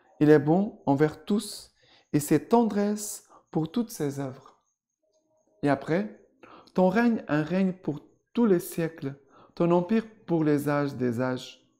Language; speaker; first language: French; non-native, fluent; Portuguese